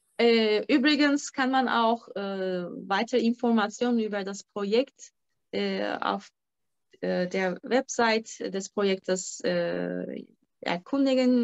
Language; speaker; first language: German; non-native, fluent; Turkish